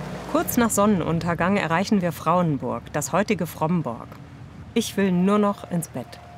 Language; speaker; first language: German; native; German